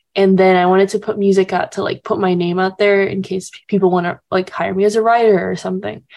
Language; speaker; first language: English; early bilingual, other home language; Indonesian